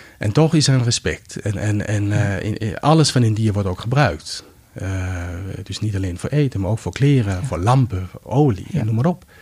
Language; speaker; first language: Dutch; non-native, fluent; Danish